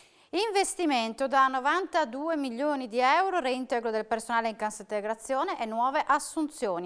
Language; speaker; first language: Italian; native; Italian